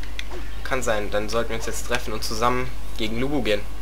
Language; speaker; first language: German; native; German